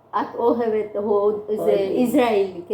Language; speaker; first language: Hebrew; non-native, learner; Gujarati